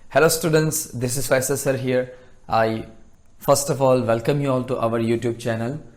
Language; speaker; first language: English; non-native, local second language; Gujarati